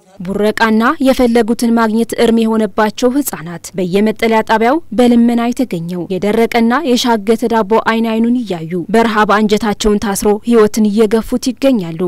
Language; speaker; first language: Amharic; non-native, local second language; Tigrinya